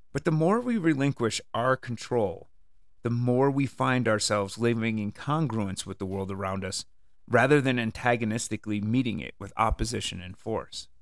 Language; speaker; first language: English; native; English